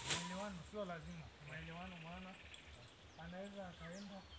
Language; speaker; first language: Swahili; non-native, local second language; Masai